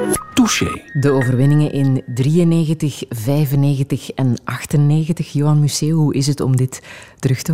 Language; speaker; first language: Dutch; native; Dutch